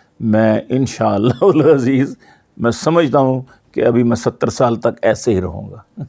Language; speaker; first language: Urdu; non-native, local second language; Punjabi